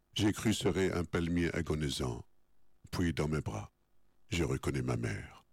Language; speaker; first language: French; non-native, fluent; Arabic